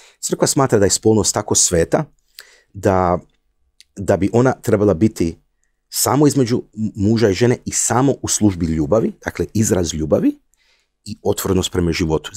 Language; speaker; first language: Croatian; early bilingual, heritage; Croatian